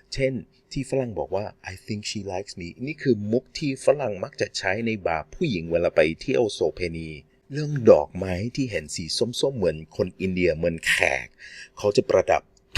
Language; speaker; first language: Thai; non-native, fluent; English